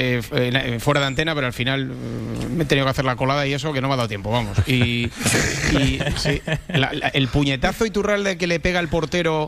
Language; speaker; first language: Spanish; native; Spanish